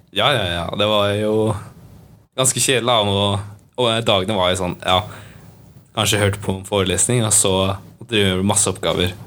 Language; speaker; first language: Norwegian; native; Norwegian